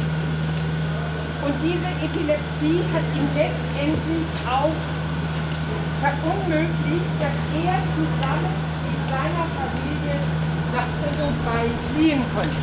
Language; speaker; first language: German; native; German